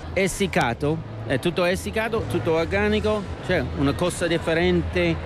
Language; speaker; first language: Italian; non-native, learner; English